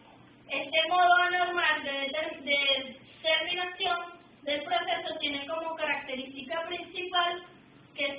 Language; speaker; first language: Spanish; native; Spanish